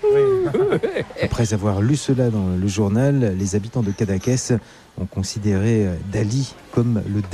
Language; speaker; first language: French; native; French